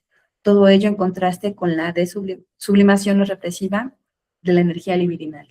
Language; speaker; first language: Spanish; native; Spanish